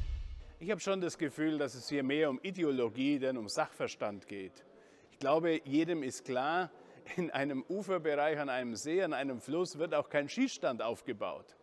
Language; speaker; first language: German; native; German